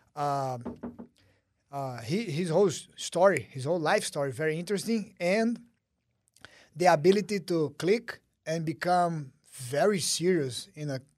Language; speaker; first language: English; early bilingual, other home language; Portuguese